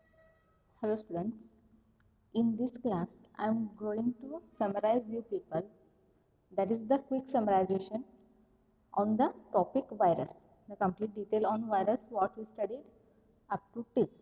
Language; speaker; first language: English; non-native, local second language; Kannada